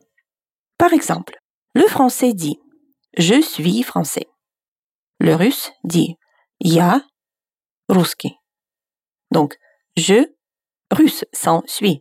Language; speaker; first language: French; non-native, fluent; Russian